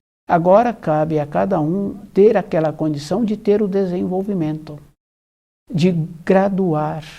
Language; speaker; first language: Portuguese; native; Portuguese